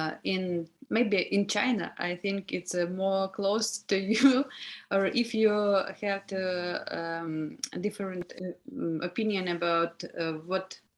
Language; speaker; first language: English; non-native, learner; Ukrainian